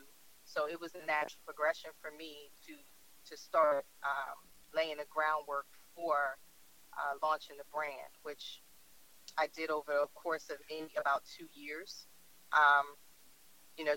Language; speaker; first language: English; native; English